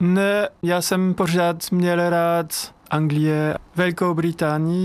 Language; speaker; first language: Czech; non-native, fluent; French